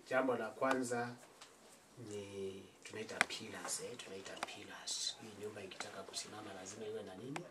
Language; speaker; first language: Swahili; non-native, local second language; Kalenjin